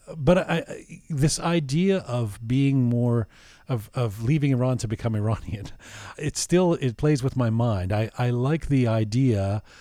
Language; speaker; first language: English; early bilingual, other home language; Persian